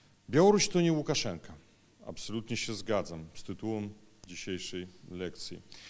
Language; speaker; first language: Polish; non-native, fluent; Russian